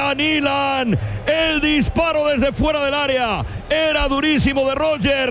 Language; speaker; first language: Spanish; native; Spanish